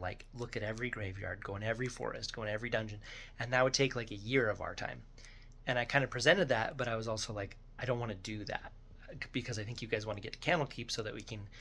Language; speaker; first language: English; native; English